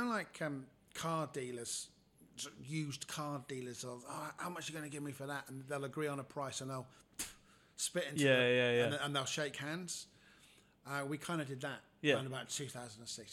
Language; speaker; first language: English; native; English